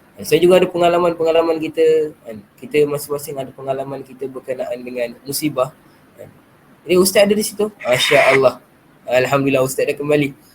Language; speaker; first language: Malay; native; Malay